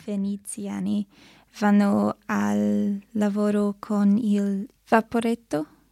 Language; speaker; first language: Italian; non-native, learner; English